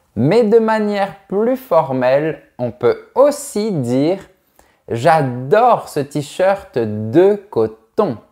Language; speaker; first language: French; native; French